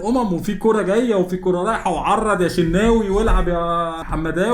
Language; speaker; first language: Arabic; native; Arabic